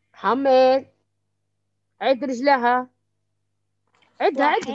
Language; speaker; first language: Arabic; native; Arabic